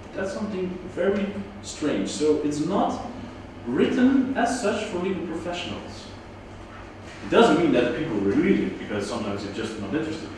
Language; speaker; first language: English; non-native, fluent; Dutch